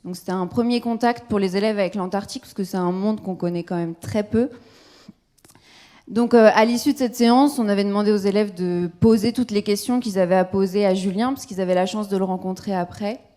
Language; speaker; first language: French; native; French